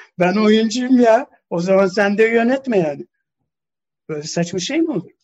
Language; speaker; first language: Turkish; early bilingual, heritage; Turkish